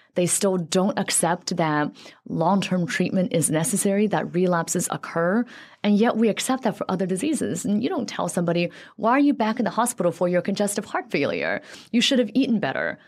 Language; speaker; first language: English; early bilingual, other home language; Chinese